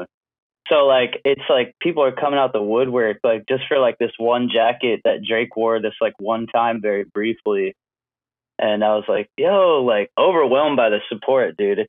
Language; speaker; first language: English; native; English